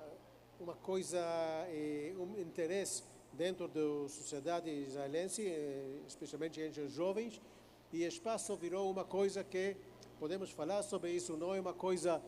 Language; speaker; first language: Portuguese; non-native, fluent; Hebrew